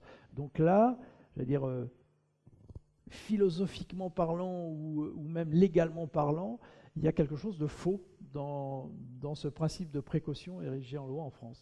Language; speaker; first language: French; native; French